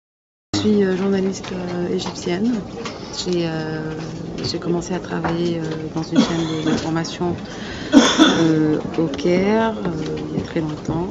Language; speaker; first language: French; non-native, fluent; Arabic